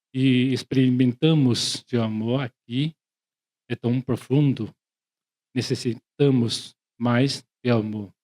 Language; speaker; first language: Portuguese; non-native, learner; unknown